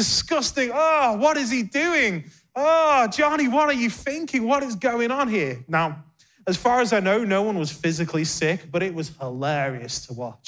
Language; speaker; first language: English; native; English